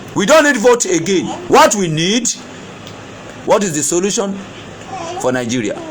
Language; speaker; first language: English; non-native, local second language; Yoruba